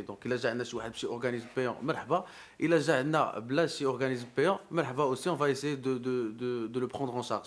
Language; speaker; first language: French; non-native, local second language; Arabic